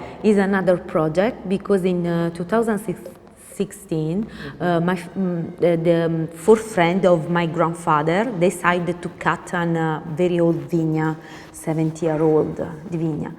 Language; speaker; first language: English; non-native, learner; Italian